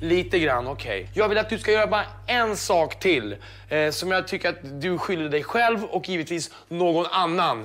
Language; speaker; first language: Swedish; native; Swedish